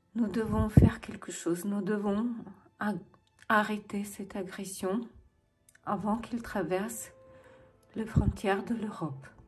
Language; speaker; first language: French; non-native, fluent; Ukrainian